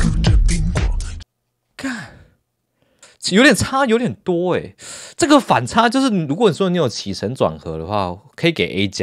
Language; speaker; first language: Chinese; native; Chinese